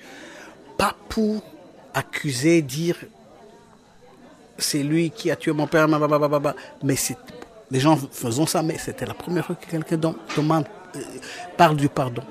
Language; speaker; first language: French; non-native, local second language; Kinyarwanda